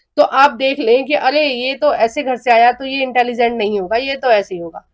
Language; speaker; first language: Hindi; native; Hindi